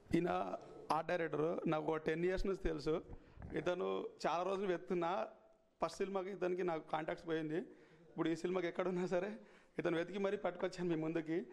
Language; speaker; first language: Telugu; native; Telugu